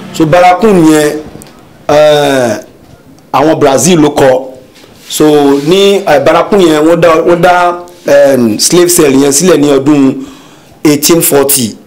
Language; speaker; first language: Yoruba; non-native, local second language; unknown